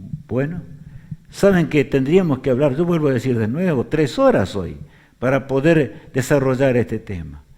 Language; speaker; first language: Spanish; native; Spanish